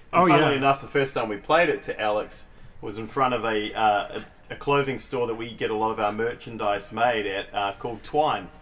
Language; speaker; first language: English; native; English